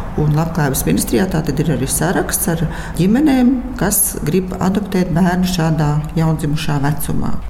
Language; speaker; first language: Latvian; native; Latvian